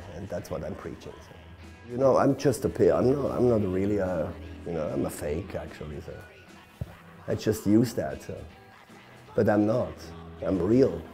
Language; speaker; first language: English; non-native, fluent; Swiss German